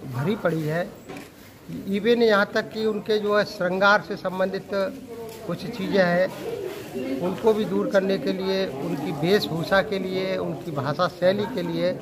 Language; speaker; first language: Hindi; native; Hindi